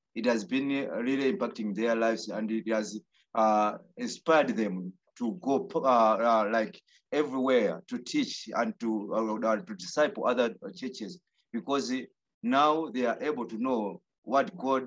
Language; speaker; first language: English; non-native, local second language; Nyanja